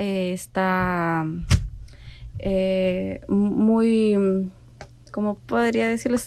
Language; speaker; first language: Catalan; non-native, learner; Spanish